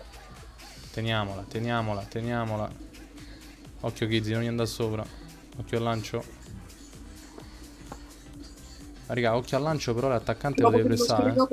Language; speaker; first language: Italian; native; Italian